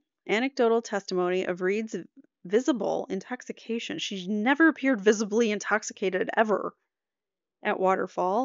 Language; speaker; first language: English; native; English